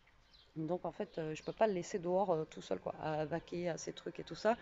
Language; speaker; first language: French; native; French